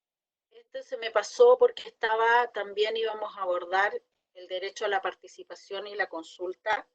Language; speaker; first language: Spanish; native; Spanish